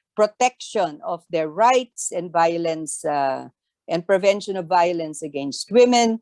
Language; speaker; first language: English; non-native, local second language; Tausug